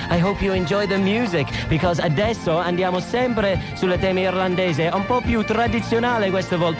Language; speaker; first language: Italian; non-native, fluent; English